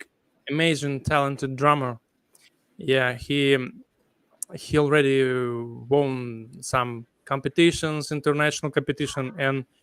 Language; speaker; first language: English; non-native, fluent; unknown